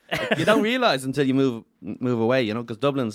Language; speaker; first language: English; native; English